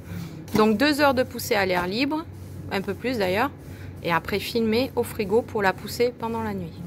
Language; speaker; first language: French; native; French